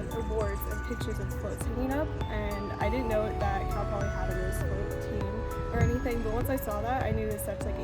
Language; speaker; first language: English; native; English